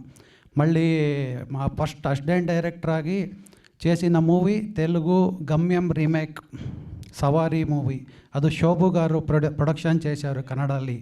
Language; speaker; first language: Telugu; non-native, learner; Kannada